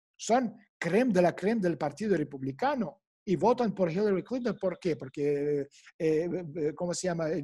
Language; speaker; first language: Spanish; non-native, fluent; Russian